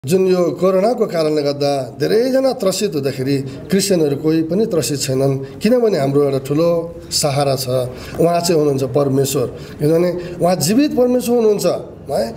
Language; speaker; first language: Nepali; non-native, local second language; Limbu